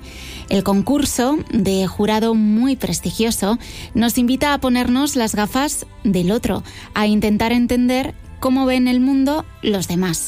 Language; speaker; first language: Spanish; native; Spanish